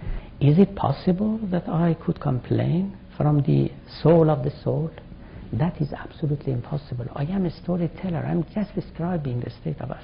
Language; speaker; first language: English; non-native, fluent; Persian